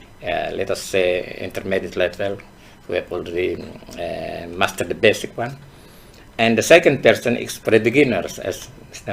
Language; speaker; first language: English; non-native, fluent; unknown